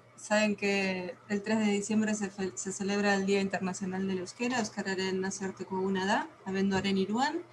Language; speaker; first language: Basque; non-native, fluent; Spanish